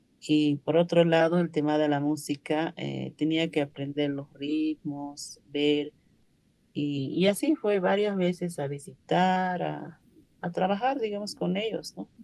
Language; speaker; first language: Spanish; non-native, local second language; Aymara